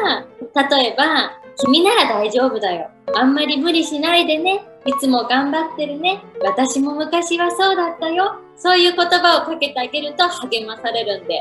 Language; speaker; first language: Japanese; native; Japanese